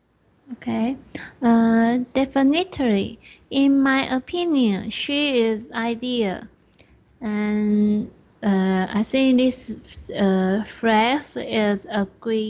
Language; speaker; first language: English; non-native, learner; Chinese